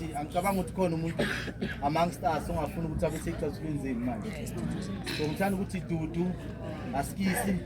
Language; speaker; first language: Zulu; native; Zulu